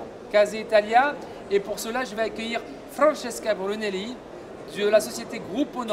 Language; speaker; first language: French; native; French